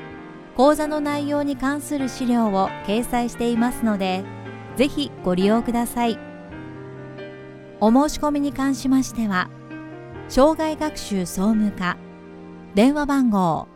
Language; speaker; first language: Japanese; native; Japanese